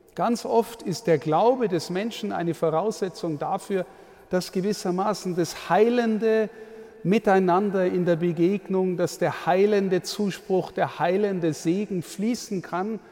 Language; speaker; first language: German; native; German